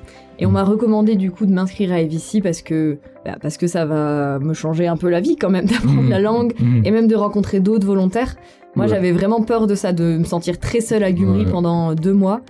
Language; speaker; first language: French; native; French